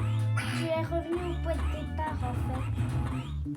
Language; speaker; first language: French; non-native, learner; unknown